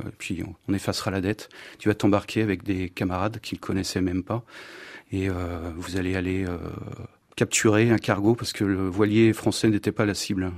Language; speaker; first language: French; native; French